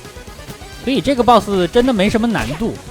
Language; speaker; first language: Chinese; native; Chinese